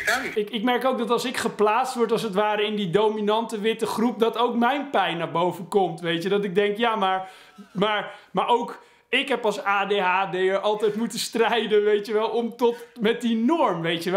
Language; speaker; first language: Dutch; native; Dutch